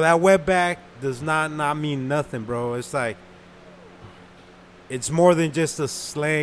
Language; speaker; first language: English; early bilingual, other home language; Spanish